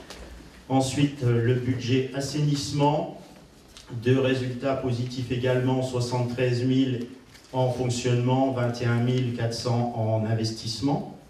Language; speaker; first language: French; native; French